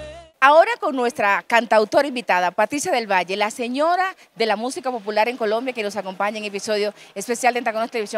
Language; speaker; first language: Spanish; native; Spanish